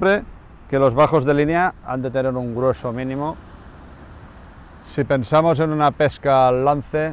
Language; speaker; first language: Spanish; native; Spanish